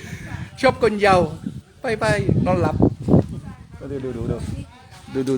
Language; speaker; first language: Thai; non-native, learner; French